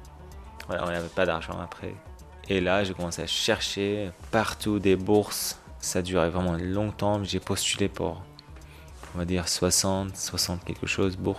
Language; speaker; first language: French; non-native, fluent; Arabic